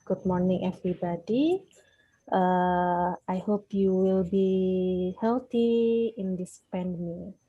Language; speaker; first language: English; non-native, fluent; Indonesian